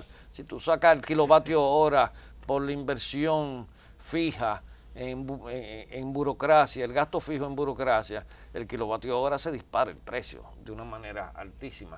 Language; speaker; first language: Spanish; native; Spanish